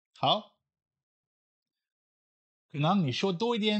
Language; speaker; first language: Chinese; non-native, fluent; Dutch